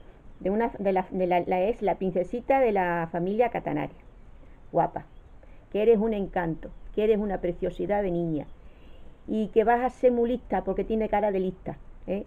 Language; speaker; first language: Spanish; native; Spanish